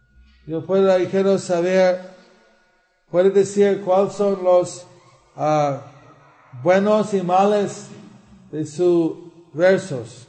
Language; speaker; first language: Spanish; non-native, fluent; English